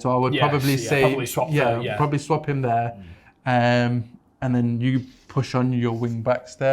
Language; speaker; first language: English; native; English